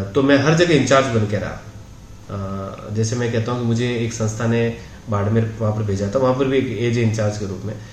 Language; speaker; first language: Hindi; native; Hindi